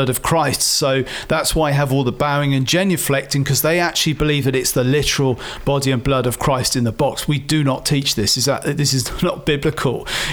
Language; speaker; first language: English; native; English